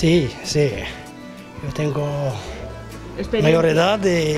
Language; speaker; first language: Spanish; non-native, learner; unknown